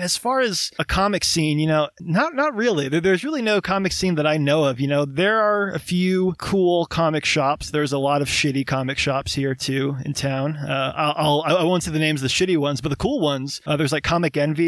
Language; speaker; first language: English; native; English